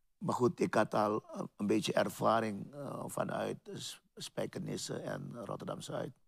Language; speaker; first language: Dutch; native; Dutch